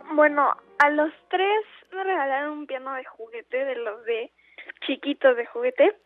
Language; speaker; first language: Spanish; native; Spanish